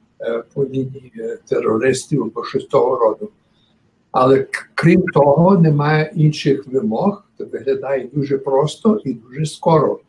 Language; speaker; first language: Ukrainian; early bilingual, heritage; Ukrainian